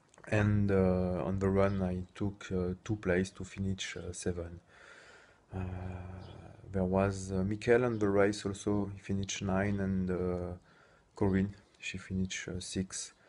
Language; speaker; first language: English; non-native, fluent; French